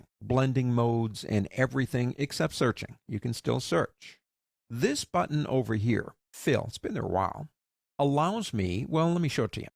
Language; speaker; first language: English; native; English